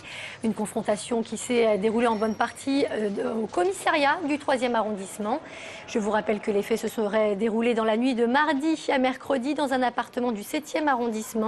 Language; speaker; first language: French; native; French